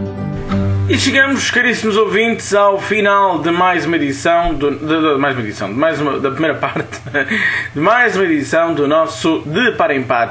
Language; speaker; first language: Portuguese; native; Portuguese